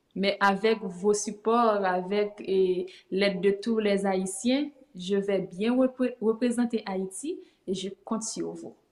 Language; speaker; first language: French; native; French